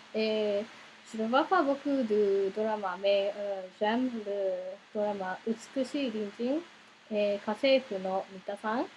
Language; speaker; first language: French; non-native, learner; English